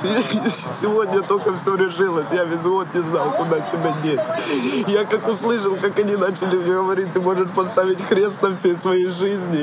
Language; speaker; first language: Russian; native; Russian